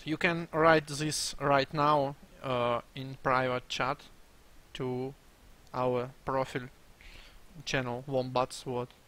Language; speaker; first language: English; non-native, learner; Russian